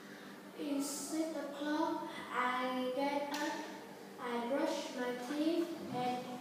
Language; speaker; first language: English; non-native, learner; Vietnamese